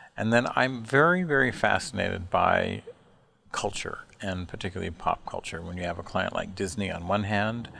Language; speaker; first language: English; native; English